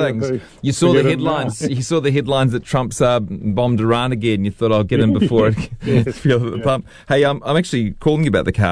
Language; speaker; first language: English; native; English